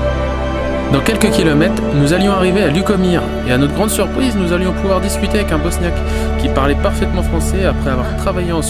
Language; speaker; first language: French; native; French